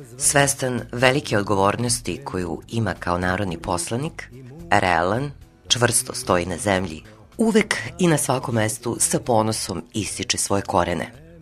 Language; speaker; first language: Serbian; native; Serbian